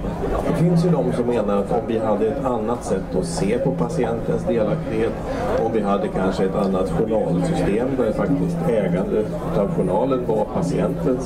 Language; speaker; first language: Swedish; native; Swedish